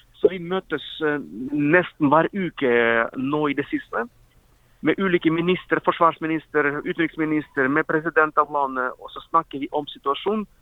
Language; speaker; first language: Norwegian; non-native, fluent; Ukrainian